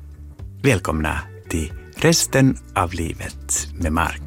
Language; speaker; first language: Swedish; native; Swedish